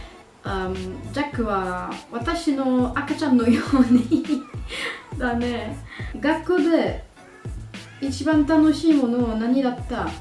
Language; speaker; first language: Japanese; non-native, learner; French